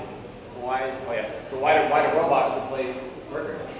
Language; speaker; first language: English; native; English